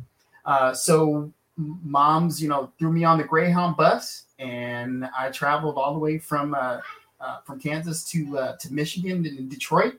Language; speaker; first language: English; native; English